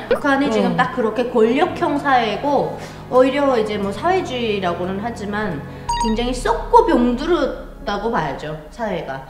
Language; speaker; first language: Korean; native; Korean